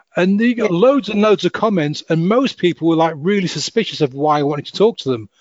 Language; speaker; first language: English; native; English